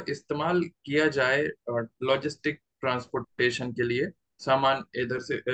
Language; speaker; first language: Hindi; native; Hindi